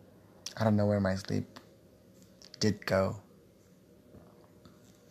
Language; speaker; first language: English; non-native, learner; Portuguese